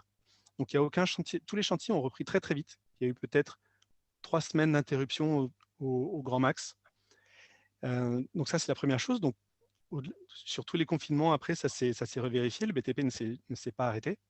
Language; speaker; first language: French; native; French